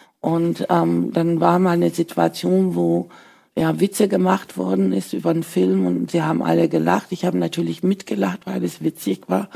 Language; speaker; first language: German; early bilingual, other home language; Turkish